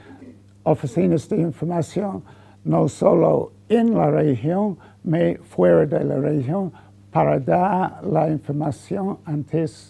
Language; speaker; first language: Spanish; non-native, fluent; English